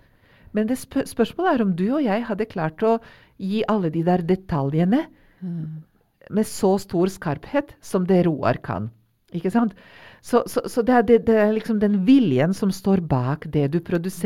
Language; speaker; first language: Norwegian; non-native, fluent; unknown